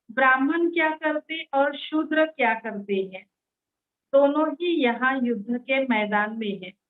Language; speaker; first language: Hindi; non-native, local second language; Marathi